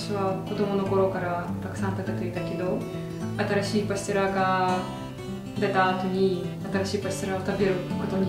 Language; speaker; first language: Japanese; non-native, learner; Russian